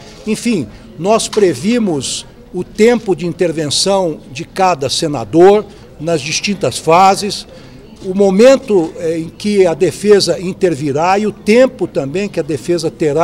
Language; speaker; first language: Portuguese; native; Portuguese